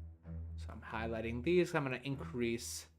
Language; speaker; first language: English; native; English